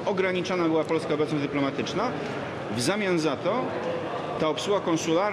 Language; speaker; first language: Polish; native; Polish